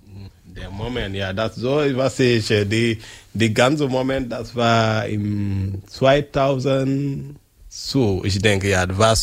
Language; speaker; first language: German; non-native, learner; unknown